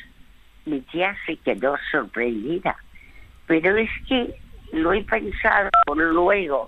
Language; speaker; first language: Spanish; early bilingual, other home language; French